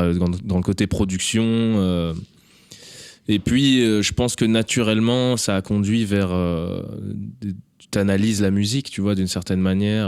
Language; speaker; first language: French; native; French